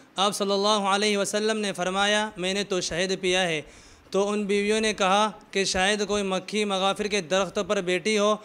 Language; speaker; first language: Urdu; native; Urdu